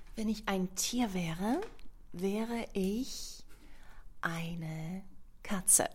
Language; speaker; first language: German; non-native, fluent; Russian